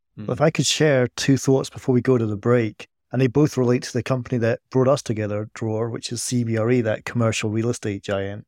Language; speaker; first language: English; native; English